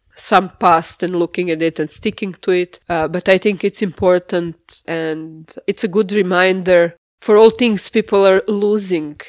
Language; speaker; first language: English; non-native, fluent; Serbian